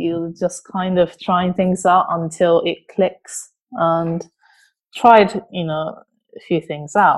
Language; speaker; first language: English; non-native, fluent; Japanese